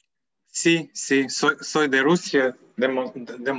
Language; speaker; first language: Spanish; non-native, learner; Russian